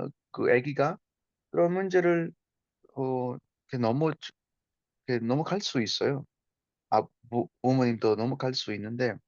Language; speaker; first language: Korean; non-native, fluent; Spanish